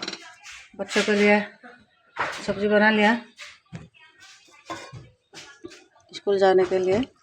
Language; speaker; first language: Hindi; non-native, local second language; Assamese